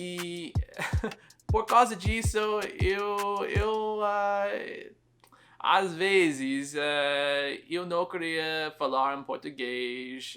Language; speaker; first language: Portuguese; non-native, learner; English